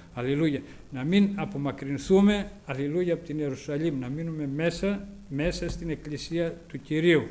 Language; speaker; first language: Greek; native; Greek